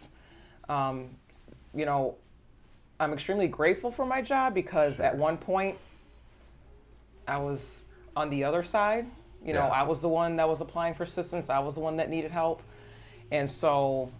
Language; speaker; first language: English; native; English